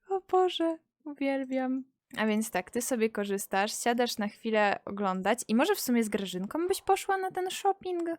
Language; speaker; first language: Polish; native; Polish